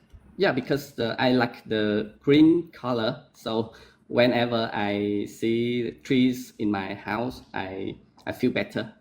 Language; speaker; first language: English; non-native, learner; Vietnamese